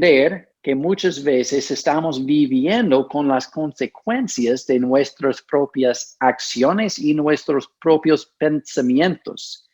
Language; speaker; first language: Spanish; non-native, fluent; English